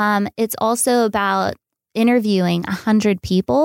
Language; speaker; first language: English; native; English